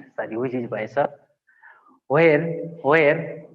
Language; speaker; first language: English; non-native, local second language; Nepali